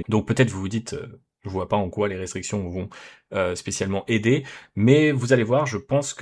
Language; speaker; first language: French; native; French